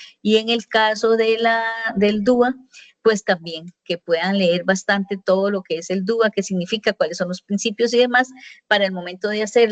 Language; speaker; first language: Spanish; native; Spanish